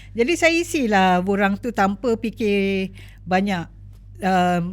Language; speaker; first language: Malay; native; Malay